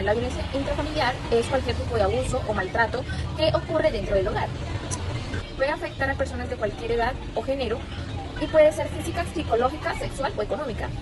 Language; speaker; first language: Spanish; native; Spanish